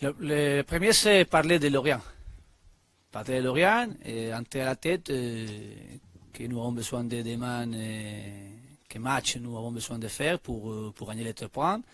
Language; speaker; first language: French; non-native, learner; Spanish